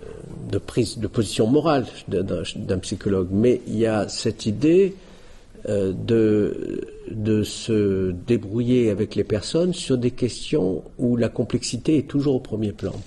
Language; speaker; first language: French; native; French